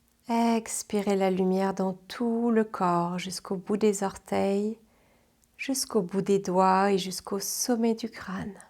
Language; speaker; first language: French; native; French